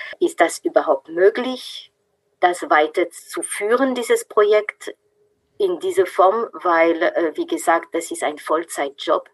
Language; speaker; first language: German; non-native, fluent; French